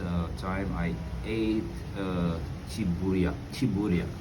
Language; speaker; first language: English; non-native, learner; Indonesian